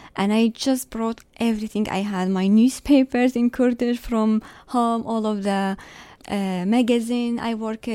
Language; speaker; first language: English; non-native, fluent; Arabic